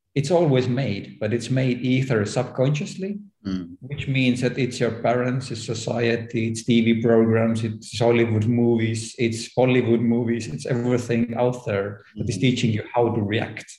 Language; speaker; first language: English; non-native, fluent; Estonian